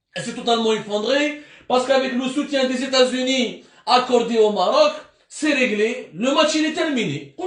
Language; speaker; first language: French; non-native, local second language; Arabic